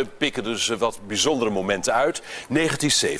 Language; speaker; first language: Dutch; native; Dutch